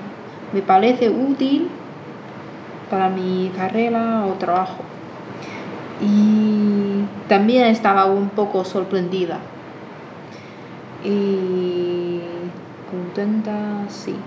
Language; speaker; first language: Spanish; non-native, fluent; Chinese